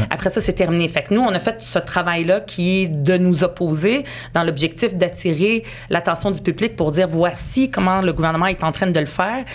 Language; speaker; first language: French; early bilingual, other home language; Arabic